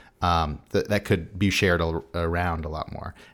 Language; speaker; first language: English; native; English